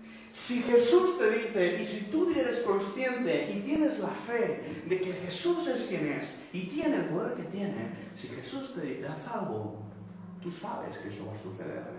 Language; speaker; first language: Spanish; native; Spanish